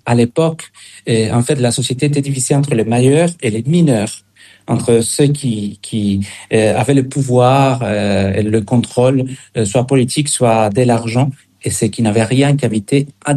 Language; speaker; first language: French; non-native, fluent; Spanish